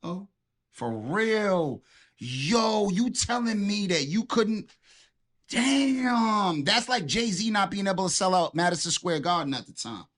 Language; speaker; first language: English; native; English